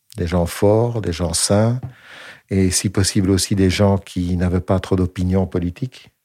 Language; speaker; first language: French; native; French